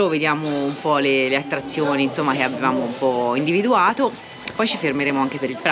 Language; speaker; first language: Italian; native; Italian